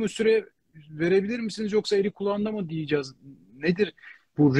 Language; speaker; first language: Turkish; native; Turkish